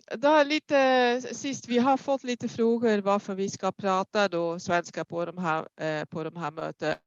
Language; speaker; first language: Swedish; non-native, fluent; Dutch